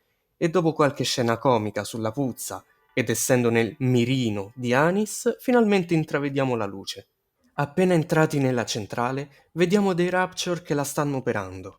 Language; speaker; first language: Italian; native; Italian